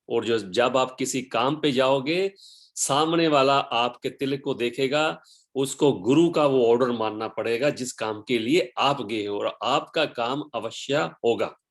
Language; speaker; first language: Hindi; non-native, local second language; Punjabi